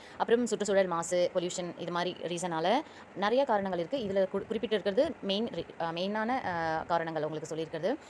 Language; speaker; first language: Tamil; native; Tamil